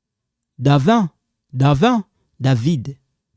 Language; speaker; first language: French; non-native, local second language; Lingala